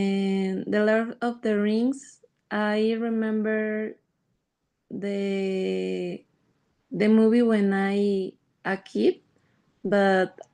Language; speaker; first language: English; non-native, learner; Spanish